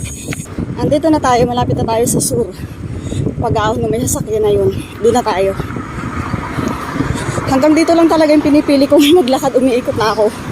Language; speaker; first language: Filipino; native; Filipino